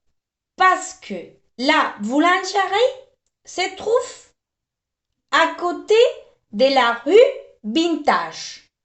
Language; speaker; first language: French; non-native, fluent; Spanish